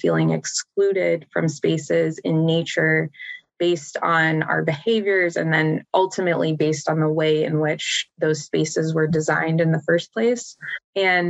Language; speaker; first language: English; native; English